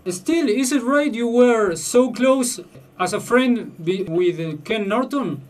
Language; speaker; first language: English; non-native, fluent; Spanish